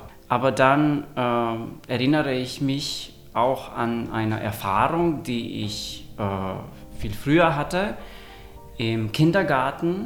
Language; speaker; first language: German; non-native, local second language; Romanian